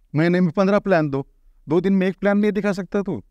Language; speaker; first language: Hindi; non-native, local second language; Marathi